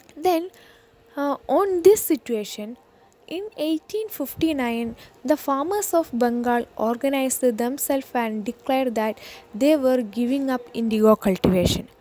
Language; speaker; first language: English; non-native, local second language; Malayalam